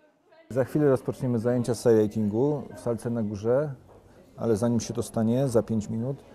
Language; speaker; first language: Polish; native; Polish